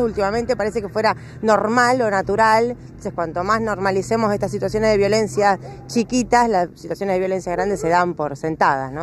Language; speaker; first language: Spanish; native; Spanish